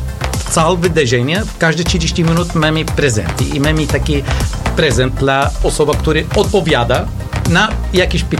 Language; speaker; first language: Polish; non-native, learner; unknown